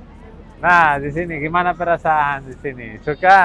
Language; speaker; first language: Indonesian; non-native, learner; Spanish